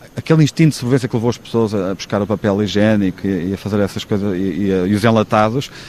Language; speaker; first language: Portuguese; native; Portuguese